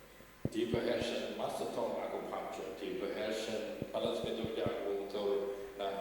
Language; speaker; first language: German; non-native, fluent; Indonesian